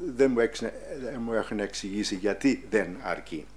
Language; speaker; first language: Greek; non-native, fluent; English